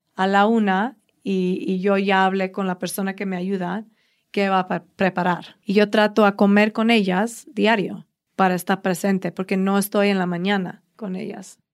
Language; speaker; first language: Spanish; early bilingual, heritage; Spanish